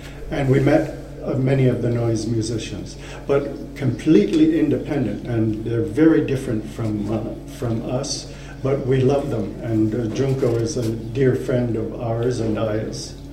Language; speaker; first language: English; native; English